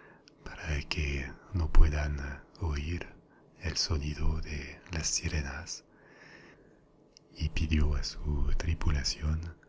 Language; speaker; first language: Spanish; non-native, fluent; French